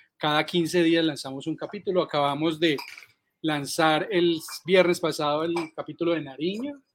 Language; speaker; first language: Spanish; native; Spanish